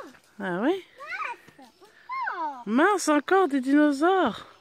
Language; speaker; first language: French; native; French